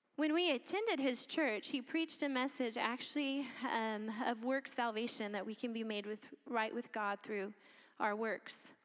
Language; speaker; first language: English; native; English